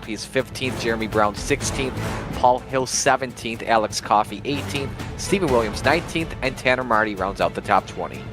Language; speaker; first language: English; native; English